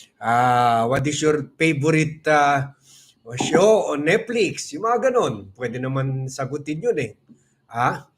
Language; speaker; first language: Filipino; non-native, local second language; Cebuano